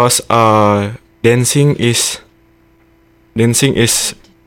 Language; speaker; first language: English; non-native, learner; Indonesian